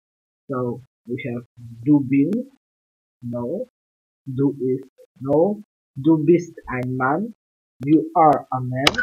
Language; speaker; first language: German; non-native, learner; English